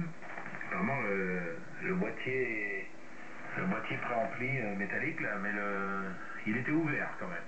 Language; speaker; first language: French; native; French